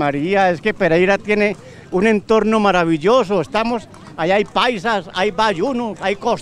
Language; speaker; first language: Spanish; native; Spanish